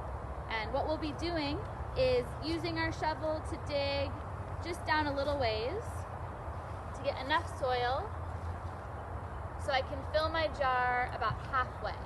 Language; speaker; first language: English; native; English